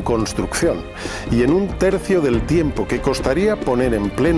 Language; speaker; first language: Spanish; native; Spanish